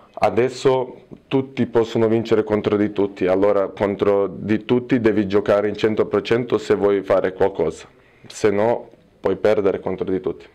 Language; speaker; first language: Italian; non-native, fluent; Serbian